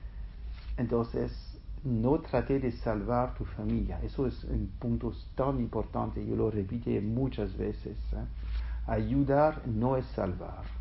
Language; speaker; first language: Spanish; non-native, fluent; French